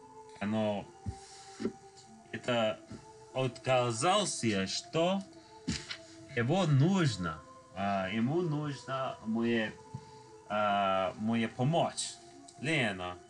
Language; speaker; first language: Russian; non-native, learner; English